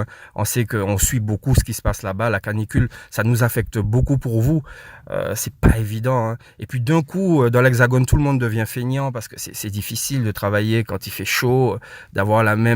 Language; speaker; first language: French; non-native, local second language; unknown